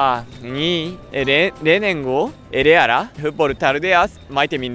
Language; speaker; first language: Basque; non-native, learner; Japanese